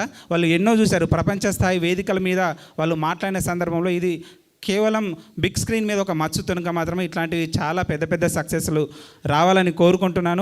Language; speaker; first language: Telugu; native; Telugu